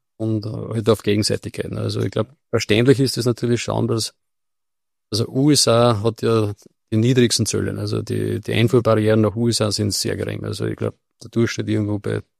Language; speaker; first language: German; native; German